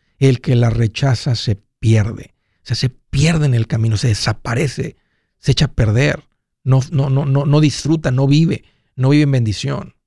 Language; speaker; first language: Spanish; early bilingual, heritage; Spanish